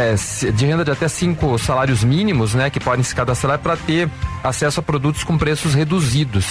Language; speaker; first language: Portuguese; native; Portuguese